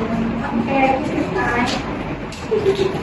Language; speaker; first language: English; non-native, local second language; Malay